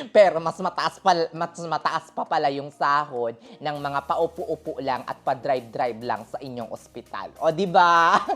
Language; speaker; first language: Filipino; native; Filipino